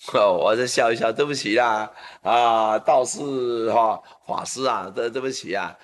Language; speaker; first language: Chinese; native; Chinese